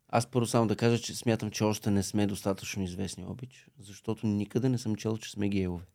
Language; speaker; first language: Bulgarian; native; Bulgarian